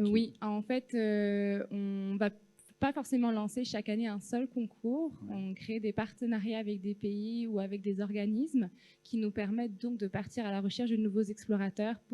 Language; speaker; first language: French; native; French